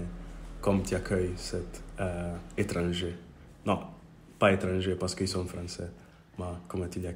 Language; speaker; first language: French; non-native, learner; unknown